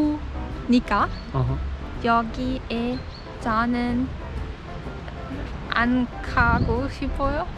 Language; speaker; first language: Korean; non-native, learner; German